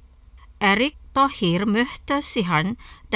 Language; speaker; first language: German; non-native, fluent; Indonesian